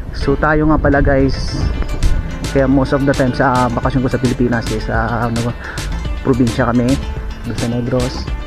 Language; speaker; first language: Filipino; non-native, local second language; Cebuano